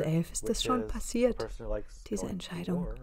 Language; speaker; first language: German; native; German